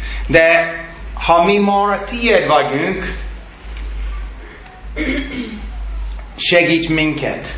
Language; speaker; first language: Hungarian; non-native, learner; English